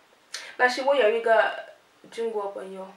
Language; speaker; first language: Chinese; non-native, learner; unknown